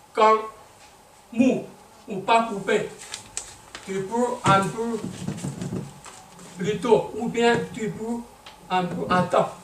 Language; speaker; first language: French; non-native, learner; Chinese